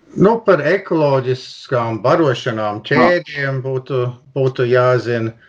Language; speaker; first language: Latvian; early bilingual, heritage; Latvian